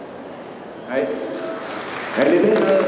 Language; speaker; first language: French; native; French